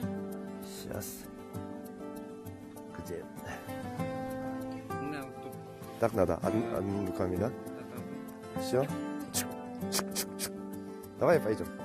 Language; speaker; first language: Russian; non-native, fluent; Korean